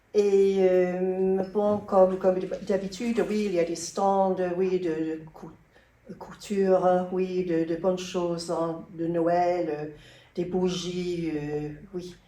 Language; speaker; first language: French; non-native, learner; English